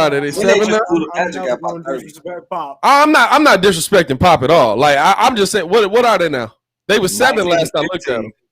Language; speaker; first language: English; native; English